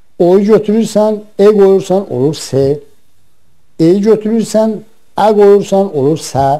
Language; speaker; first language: Azerbaijani; non-native, local second language; Talysh